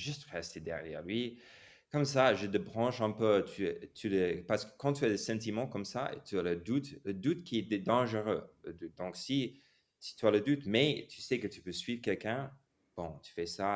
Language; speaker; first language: French; non-native, fluent; English